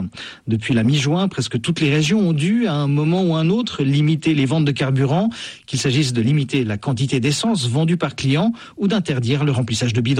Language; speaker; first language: French; native; French